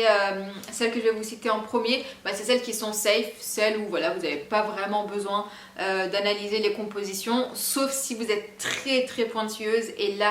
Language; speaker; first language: French; native; French